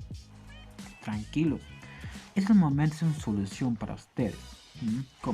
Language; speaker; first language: Spanish; non-native, local second language; Quechua